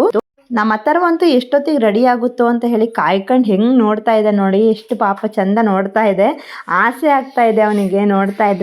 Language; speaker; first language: Kannada; native; Kannada